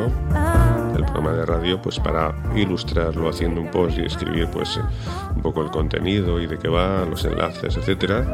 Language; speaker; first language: Spanish; native; Spanish